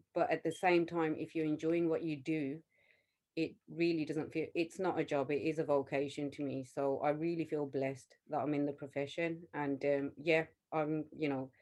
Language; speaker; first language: English; native; English